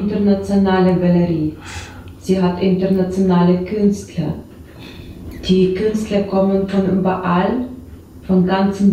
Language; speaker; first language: German; non-native, learner; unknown